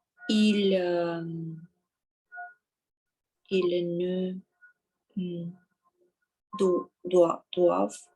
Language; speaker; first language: French; non-native, learner; Russian